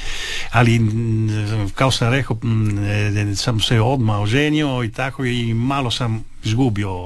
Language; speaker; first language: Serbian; early bilingual, heritage; Italian